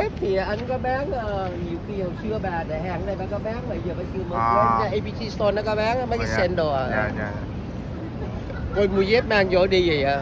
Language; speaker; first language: Vietnamese; native; Vietnamese